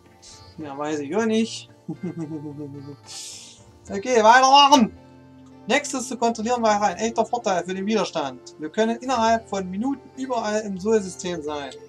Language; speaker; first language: German; native; German